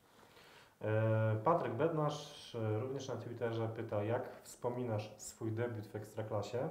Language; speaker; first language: Polish; native; Polish